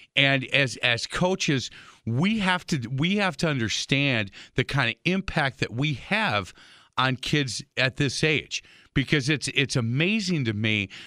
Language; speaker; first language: English; native; English